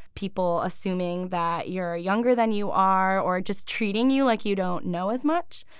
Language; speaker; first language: English; native; English